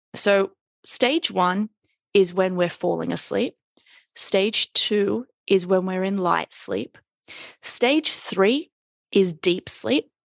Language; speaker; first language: English; native; English